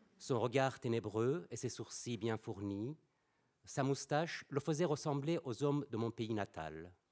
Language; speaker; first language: French; non-native, fluent; Persian